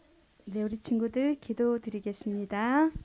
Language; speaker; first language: Korean; native; Korean